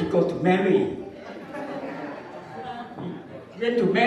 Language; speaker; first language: English; non-native, learner; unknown